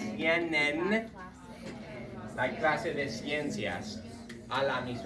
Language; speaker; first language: Spanish; non-native, fluent; English